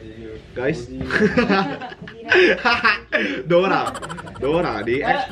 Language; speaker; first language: Japanese; non-native, fluent; Indonesian